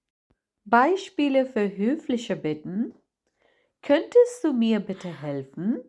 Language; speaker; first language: German; non-native, fluent; Hindi